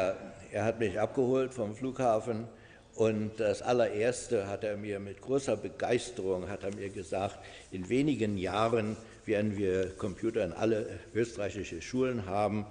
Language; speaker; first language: German; non-native, fluent; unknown